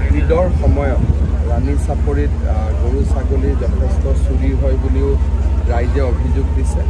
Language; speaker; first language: Assamese; native; Assamese